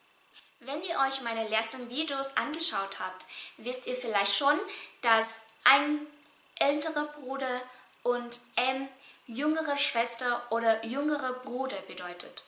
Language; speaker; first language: German; non-native, fluent; Vietnamese